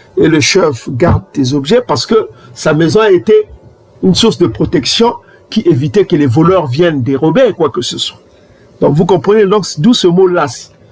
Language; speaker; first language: French; non-native, local second language; Kongo